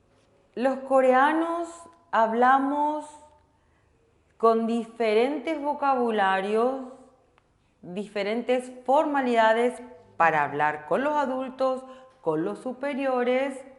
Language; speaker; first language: Spanish; non-native, local second language; Korean